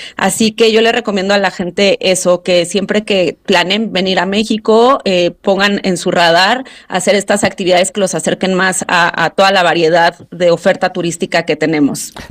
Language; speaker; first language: Spanish; native; Spanish